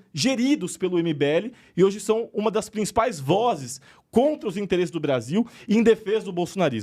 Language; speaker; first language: Portuguese; native; Portuguese